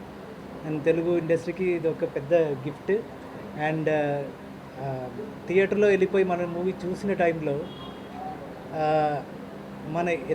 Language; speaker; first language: Telugu; non-native, fluent; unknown